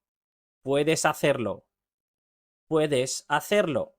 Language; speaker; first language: Spanish; non-native, fluent; Urdu